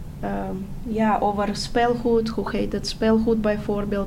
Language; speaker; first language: Dutch; non-native, fluent; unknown